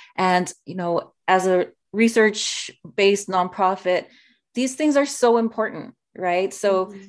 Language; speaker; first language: English; native; English